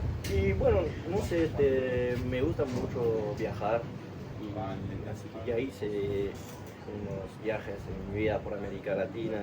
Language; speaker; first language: Spanish; non-native, fluent; French